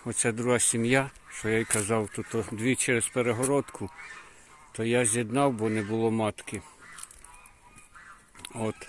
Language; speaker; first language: Ukrainian; native; Ukrainian